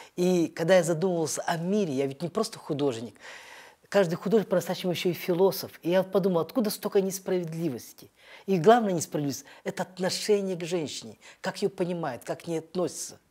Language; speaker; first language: Russian; native; Russian